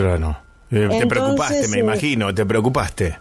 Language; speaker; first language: Spanish; native; Spanish